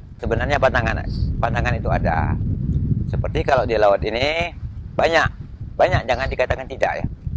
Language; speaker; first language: Indonesian; non-native, local second language; Malay